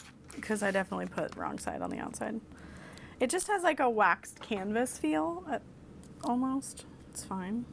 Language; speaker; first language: English; native; English